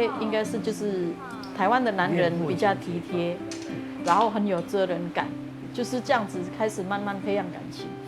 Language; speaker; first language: Chinese; non-native, fluent; Indonesian